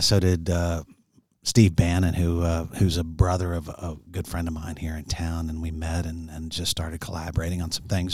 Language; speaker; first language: English; native; English